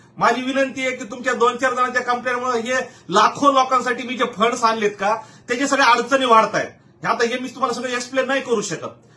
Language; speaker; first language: Marathi; native; Marathi